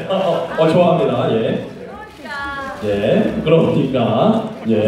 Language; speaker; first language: Korean; native; Korean